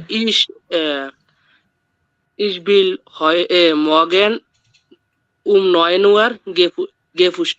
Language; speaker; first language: German; non-native, learner; Bangla